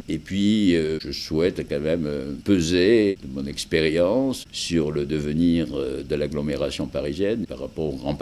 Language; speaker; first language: French; native; French